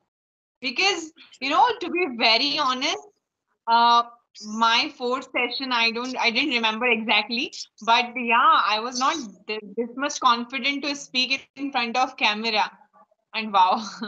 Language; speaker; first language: English; non-native, local second language; Hindi